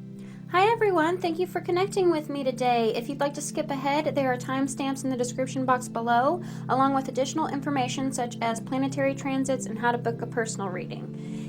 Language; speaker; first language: English; native; English